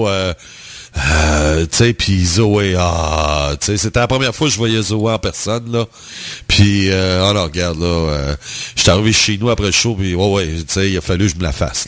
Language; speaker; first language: French; native; French